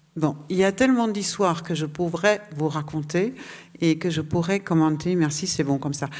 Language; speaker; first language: French; non-native, fluent; German